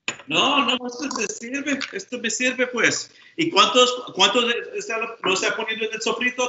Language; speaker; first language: Spanish; early bilingual, heritage; Spanish